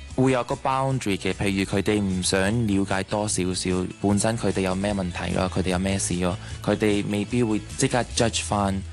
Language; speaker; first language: Cantonese; non-native, local second language; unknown